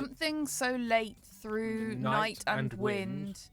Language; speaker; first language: English; native; English